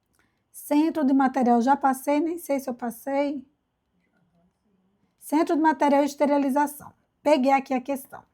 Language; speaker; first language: Portuguese; native; Portuguese